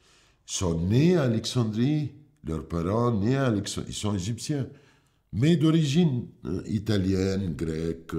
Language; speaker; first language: French; non-native, fluent; Arabic